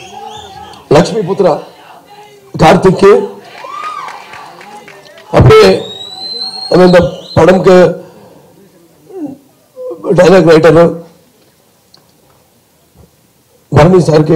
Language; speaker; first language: Tamil; non-native, local second language; Telugu